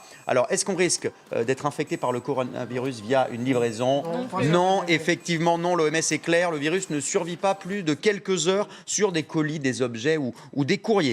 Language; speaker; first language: French; native; French